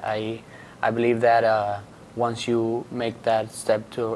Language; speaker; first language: English; non-native, fluent; Spanish